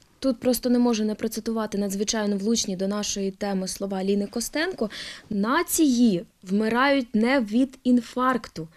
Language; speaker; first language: Ukrainian; native; Ukrainian